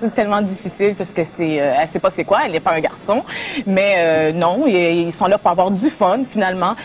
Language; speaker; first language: French; native; French